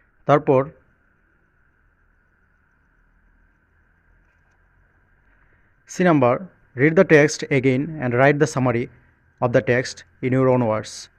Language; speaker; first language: English; non-native, local second language; Bangla